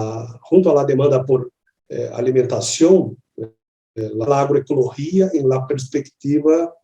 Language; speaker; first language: Spanish; non-native, learner; Portuguese